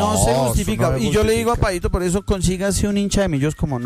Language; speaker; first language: Spanish; native; Spanish